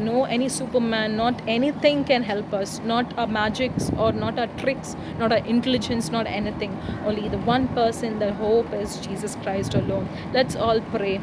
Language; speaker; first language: English; non-native, local second language; Tamil